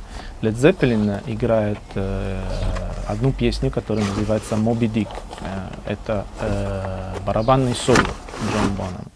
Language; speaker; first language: Russian; non-native, fluent; Italian